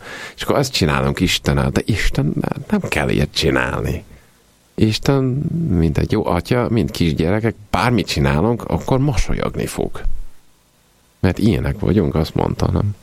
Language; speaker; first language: Hungarian; non-native, fluent; Italian